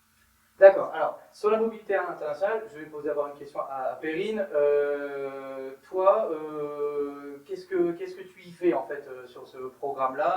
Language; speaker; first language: French; native; French